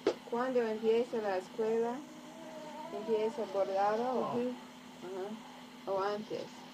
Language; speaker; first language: Spanish; non-native, learner; English